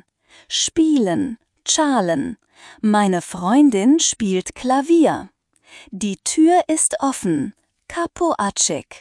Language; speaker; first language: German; non-native, fluent; Turkish